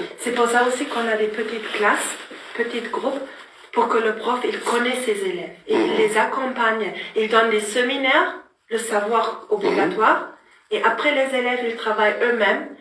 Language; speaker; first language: French; non-native, fluent; German